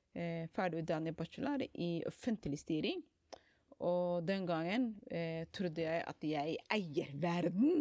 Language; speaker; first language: Norwegian; non-native, fluent; Somali